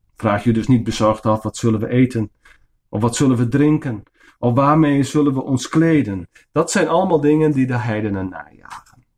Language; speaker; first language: Dutch; non-native, local second language; Western Frisian